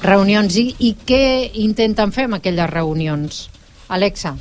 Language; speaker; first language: Catalan; native; Catalan